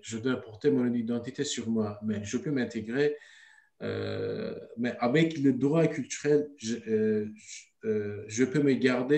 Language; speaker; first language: French; non-native, learner; Turkish